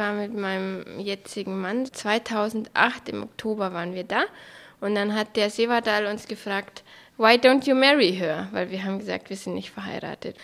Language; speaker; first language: German; native; German